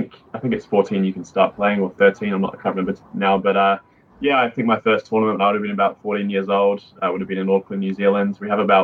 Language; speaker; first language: English; native; English